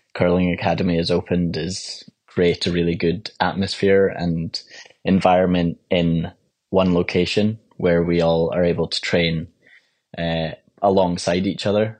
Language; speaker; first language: English; native; English